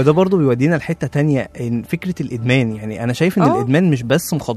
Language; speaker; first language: Arabic; native; Arabic